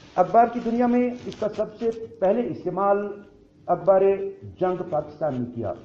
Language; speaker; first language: Urdu; non-native, local second language; Kashmiri